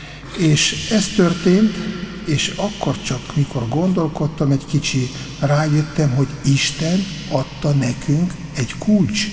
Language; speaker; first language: Hungarian; non-native, fluent; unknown